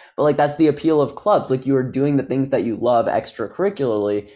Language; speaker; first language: English; native; English